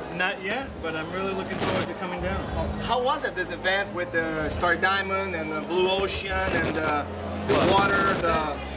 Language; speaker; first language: English; non-native, fluent; Portuguese